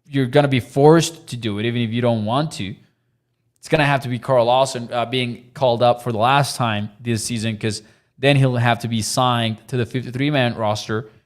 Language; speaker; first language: English; native; English